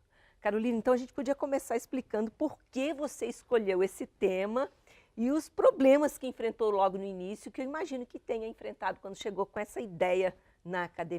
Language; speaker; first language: Portuguese; native; Portuguese